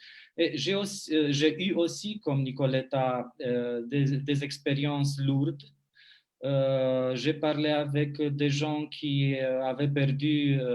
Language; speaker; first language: French; non-native, fluent; Romanian